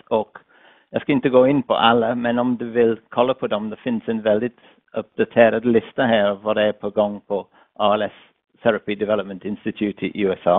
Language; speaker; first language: Swedish; non-native, fluent; English